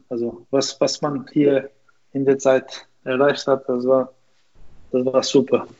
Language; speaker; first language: German; non-native, fluent; Albanian